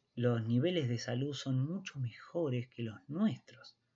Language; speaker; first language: Spanish; native; Spanish